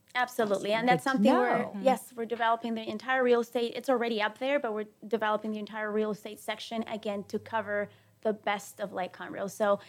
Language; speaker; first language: English; non-native, fluent; Spanish